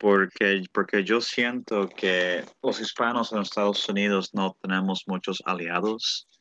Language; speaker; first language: Spanish; early bilingual, heritage; Spanish